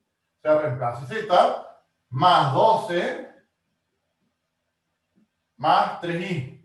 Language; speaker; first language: Spanish; native; Spanish